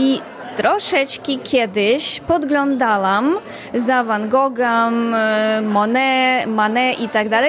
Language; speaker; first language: Polish; non-native, learner; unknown